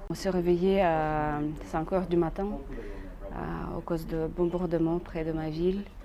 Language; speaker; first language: French; non-native, learner; Russian